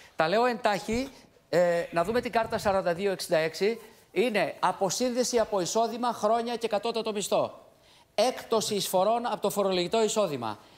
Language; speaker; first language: Greek; native; Greek